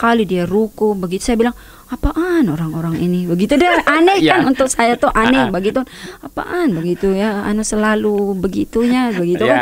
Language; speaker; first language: Indonesian; non-native, learner; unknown